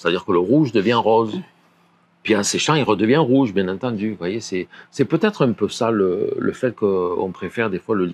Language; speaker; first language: French; native; French